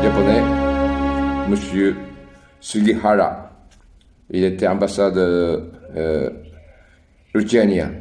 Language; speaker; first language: French; non-native, learner; Japanese